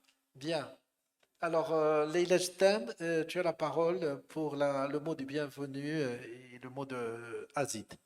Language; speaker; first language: French; non-native, local second language; Arabic